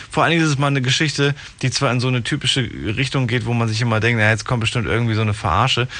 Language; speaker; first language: German; native; German